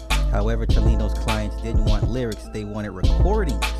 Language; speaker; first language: English; native; English